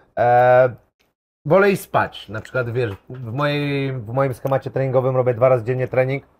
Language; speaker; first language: Polish; native; Polish